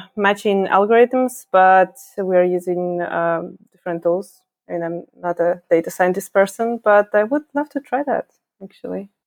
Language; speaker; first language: English; non-native, fluent; Ukrainian